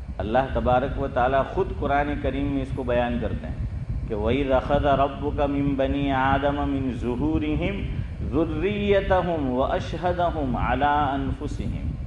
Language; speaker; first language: Urdu; non-native, local second language; Gujarati